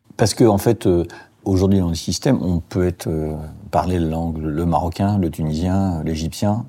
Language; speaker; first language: French; native; French